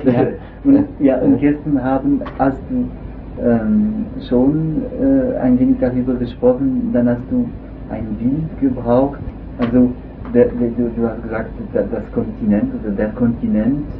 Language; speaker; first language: German; non-native, local second language; French